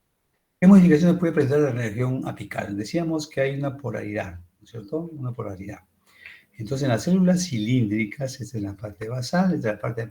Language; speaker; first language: Spanish; native; Spanish